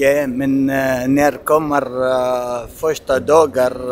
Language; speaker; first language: Swedish; non-native, learner; Arabic